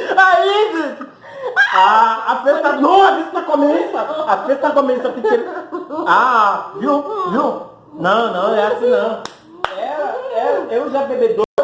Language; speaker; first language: Portuguese; non-native, fluent; Haitian Creole